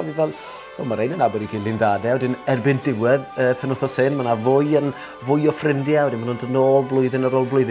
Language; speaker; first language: Welsh; native; Welsh